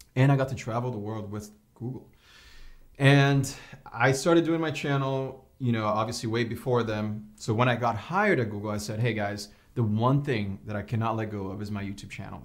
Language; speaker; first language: English; non-native, fluent; Portuguese